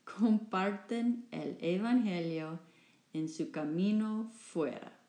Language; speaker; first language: Spanish; non-native, learner; English